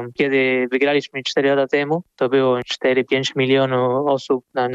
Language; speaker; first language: Polish; early bilingual, heritage; Polish